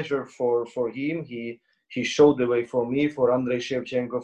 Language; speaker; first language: English; non-native, learner; Ukrainian